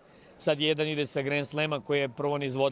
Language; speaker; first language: Serbian; native; Serbian